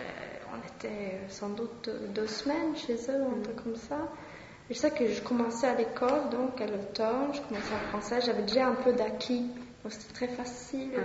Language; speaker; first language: French; non-native, fluent; Swedish